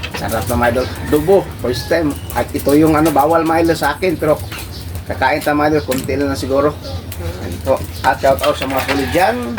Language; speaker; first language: Filipino; non-native, local second language; Cebuano